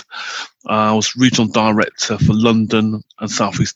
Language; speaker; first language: English; native; English